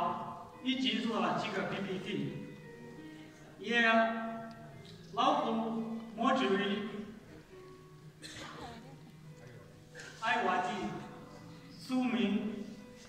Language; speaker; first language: Chinese; non-native, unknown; Arabic